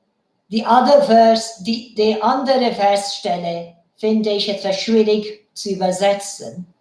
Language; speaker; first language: German; non-native, fluent; Bangla